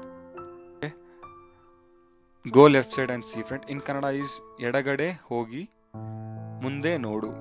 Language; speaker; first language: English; non-native, local second language; Kannada